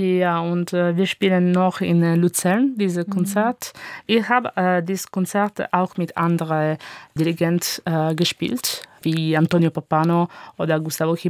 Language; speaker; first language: German; non-native, learner; Italian